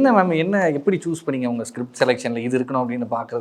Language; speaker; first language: Tamil; native; Tamil